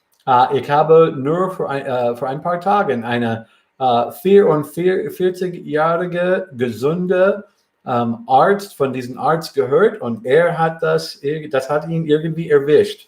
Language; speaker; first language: German; non-native, fluent; English